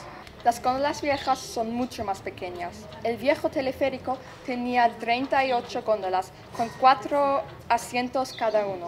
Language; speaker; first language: Spanish; non-native, learner; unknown